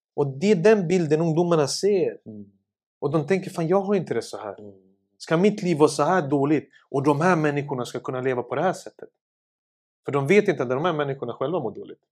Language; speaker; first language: Swedish; early bilingual, other home language; Serbian